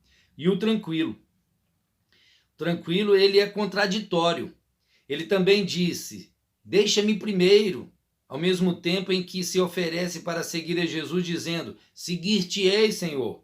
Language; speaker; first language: Portuguese; native; Portuguese